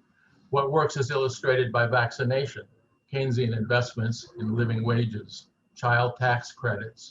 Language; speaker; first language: English; native; English